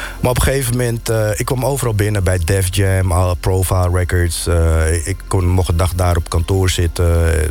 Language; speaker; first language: Dutch; native; Dutch